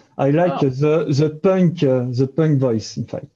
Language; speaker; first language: English; non-native, learner; French